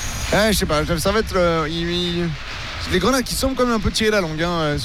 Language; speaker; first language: French; native; French